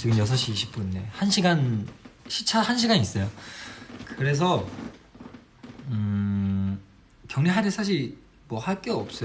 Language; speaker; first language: Korean; non-native, fluent; Chinese